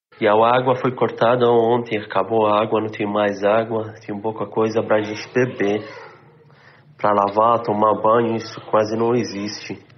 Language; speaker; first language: Portuguese; non-native, learner; Arabic